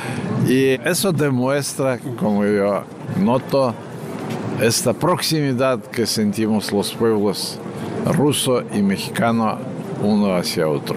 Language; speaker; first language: Spanish; non-native, fluent; Russian